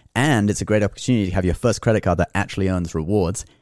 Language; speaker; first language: English; native; English